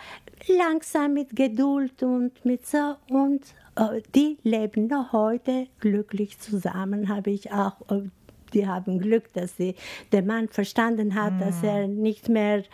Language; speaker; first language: German; non-native, learner; Albanian